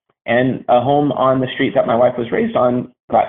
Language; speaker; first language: English; native; English